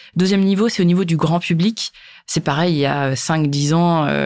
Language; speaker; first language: French; native; French